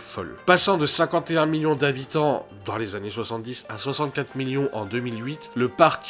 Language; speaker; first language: French; native; French